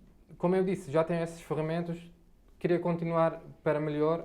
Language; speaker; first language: Portuguese; non-native, fluent; Arabic